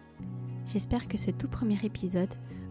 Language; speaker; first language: French; native; French